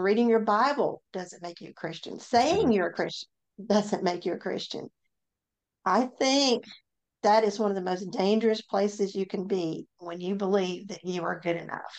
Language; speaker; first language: English; native; English